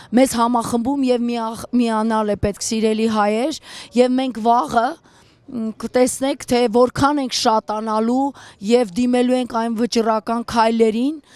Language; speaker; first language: Armenian; native; Armenian